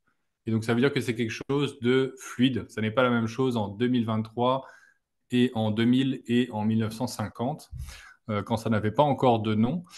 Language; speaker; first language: French; native; French